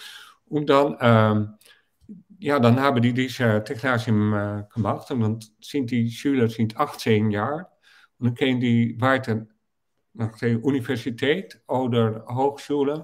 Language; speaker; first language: German; non-native, fluent; Dutch